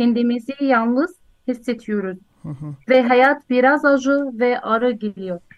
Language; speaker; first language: Turkish; non-native, learner; Arabic